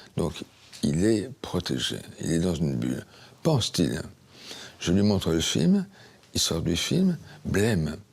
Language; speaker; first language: French; native; French